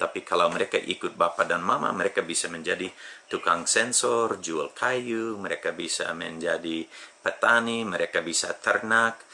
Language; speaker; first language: Indonesian; non-native, fluent; English